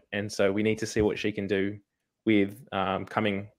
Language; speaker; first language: English; native; English